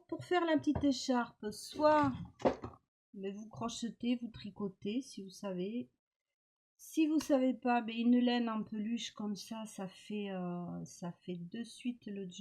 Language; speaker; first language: French; native; French